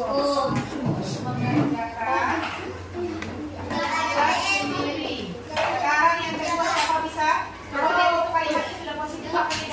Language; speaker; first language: Indonesian; native; Indonesian